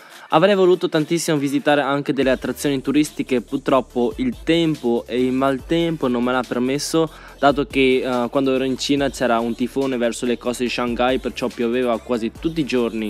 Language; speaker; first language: Italian; early bilingual, other home language; Chinese